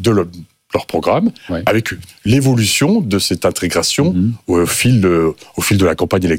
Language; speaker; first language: French; native; French